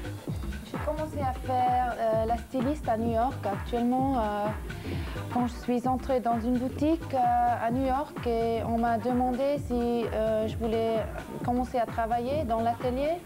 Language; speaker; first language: French; non-native, local second language; German